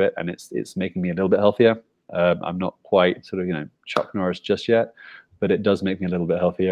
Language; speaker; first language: English; native; English